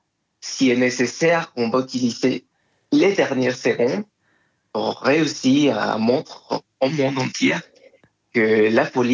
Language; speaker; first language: French; non-native, fluent; Spanish